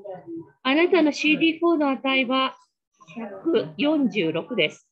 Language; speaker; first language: Japanese; native; Japanese